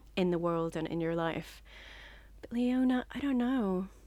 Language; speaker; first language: English; native; English